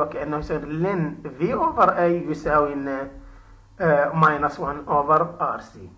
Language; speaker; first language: Arabic; native; Arabic